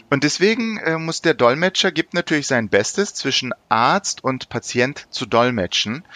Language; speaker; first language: German; early bilingual, other home language; Turkish